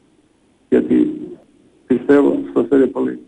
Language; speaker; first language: Greek; non-native, fluent; Bosnian